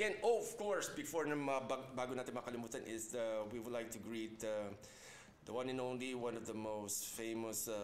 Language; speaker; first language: English; non-native, local second language; Filipino